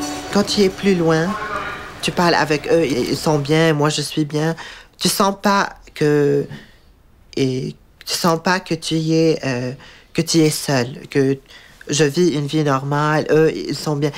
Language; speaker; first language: French; non-native, learner; Arabic